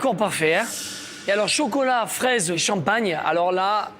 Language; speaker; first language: French; native; French